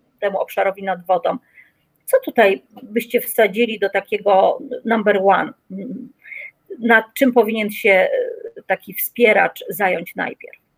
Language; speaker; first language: Polish; native; Polish